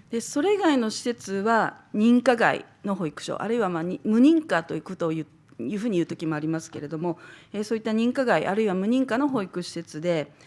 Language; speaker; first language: Japanese; native; Japanese